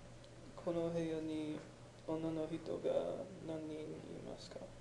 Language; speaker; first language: Japanese; non-native, learner; English